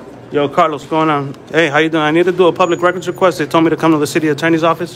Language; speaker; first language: English; early bilingual, other home language; Spanish